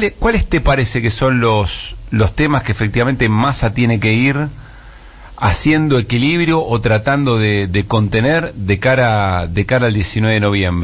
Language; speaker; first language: Spanish; native; Spanish